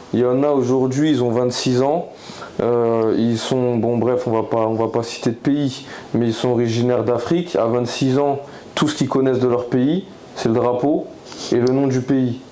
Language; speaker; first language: French; native; French